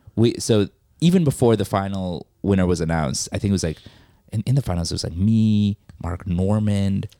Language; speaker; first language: English; native; English